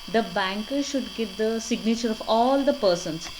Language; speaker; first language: English; non-native, local second language; Kannada